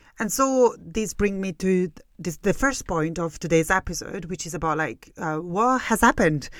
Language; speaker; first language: English; non-native, fluent; Italian